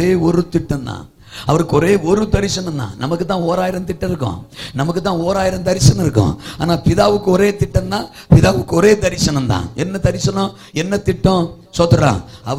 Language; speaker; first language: Tamil; native; Tamil